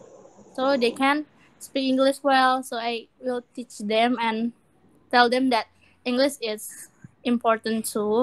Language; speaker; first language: English; non-native, learner; Indonesian